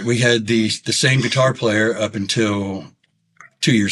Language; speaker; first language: English; native; English